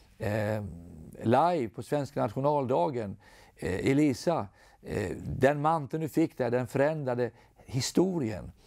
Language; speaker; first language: Swedish; native; Swedish